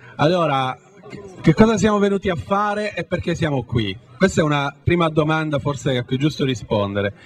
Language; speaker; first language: Italian; native; Italian